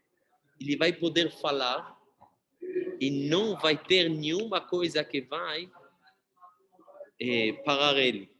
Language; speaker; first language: Portuguese; non-native, fluent; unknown